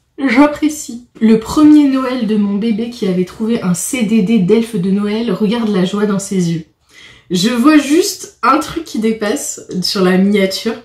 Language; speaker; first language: French; native; French